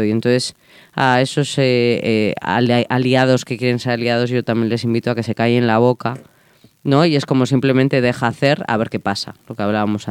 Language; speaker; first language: Spanish; native; Spanish